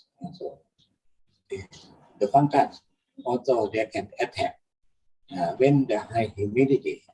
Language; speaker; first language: English; non-native, learner; Thai